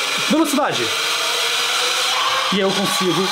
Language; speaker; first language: Portuguese; native; Portuguese